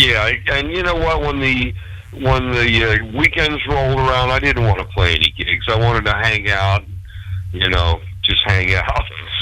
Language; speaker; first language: English; native; English